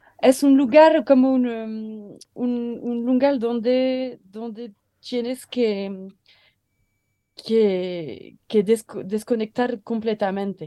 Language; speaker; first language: Spanish; non-native, learner; French